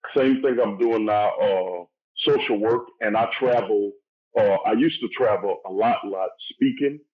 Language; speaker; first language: English; native; English